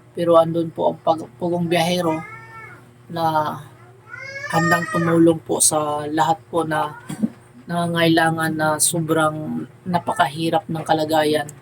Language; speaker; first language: Filipino; non-native, local second language; Cebuano